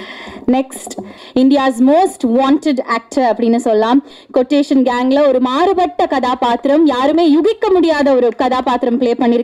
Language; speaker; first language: Tamil; native; Tamil